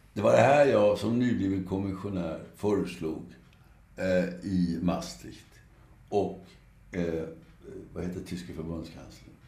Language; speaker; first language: Swedish; native; Swedish